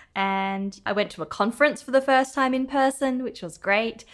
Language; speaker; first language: English; native; English